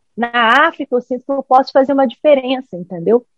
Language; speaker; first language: Portuguese; early bilingual, heritage; English